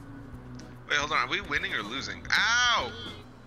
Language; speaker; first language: English; native; English